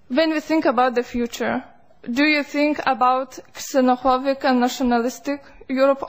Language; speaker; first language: English; non-native, fluent; Lithuanian